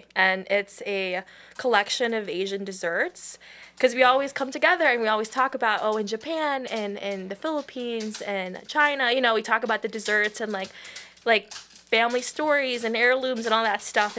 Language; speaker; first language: English; non-native, local second language; Filipino